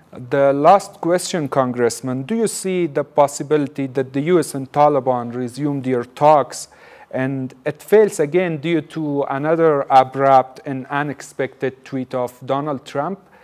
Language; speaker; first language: English; non-native, fluent; Persian